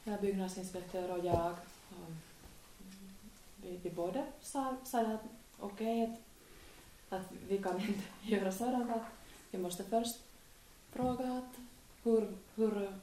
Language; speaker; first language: Swedish; non-native, local second language; Finnish